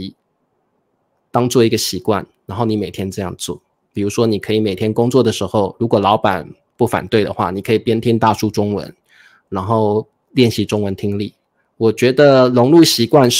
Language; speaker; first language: Chinese; native; Chinese